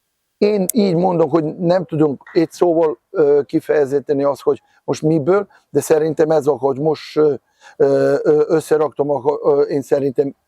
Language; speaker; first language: Hungarian; non-native, fluent; Serbian